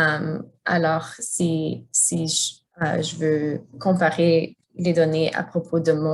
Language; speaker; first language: French; non-native, fluent; English